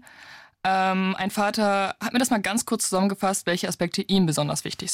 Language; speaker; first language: German; native; German